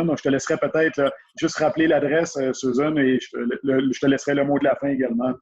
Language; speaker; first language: French; native; French